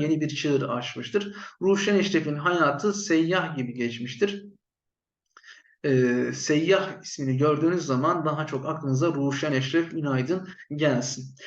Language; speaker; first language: Turkish; native; Turkish